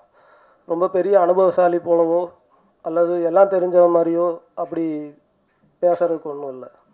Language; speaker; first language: Tamil; native; Tamil